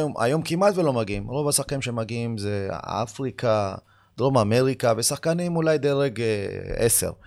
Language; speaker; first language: Hebrew; early bilingual, other home language; Amharic